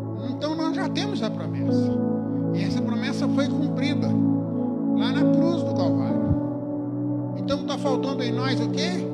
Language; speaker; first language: Portuguese; native; Portuguese